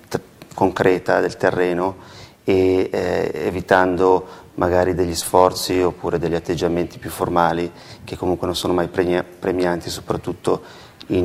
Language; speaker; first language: Italian; native; Italian